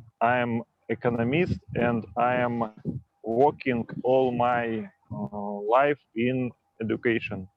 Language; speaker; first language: English; non-native, local second language; Russian